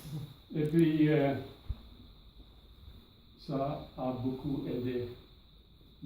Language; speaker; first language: French; non-native, fluent; Norwegian